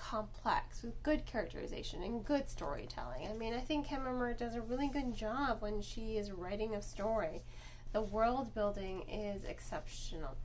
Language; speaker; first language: English; native; English